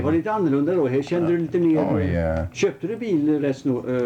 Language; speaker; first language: Swedish; native; Swedish